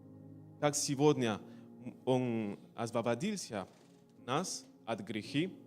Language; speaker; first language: Russian; non-native, learner; Spanish